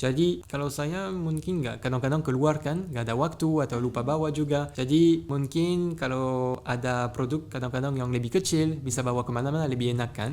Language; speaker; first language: Indonesian; non-native, fluent; French